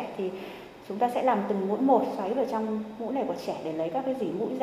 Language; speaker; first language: Vietnamese; native; Vietnamese